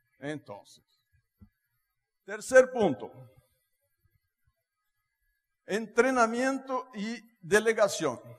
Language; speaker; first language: Spanish; non-native, fluent; Portuguese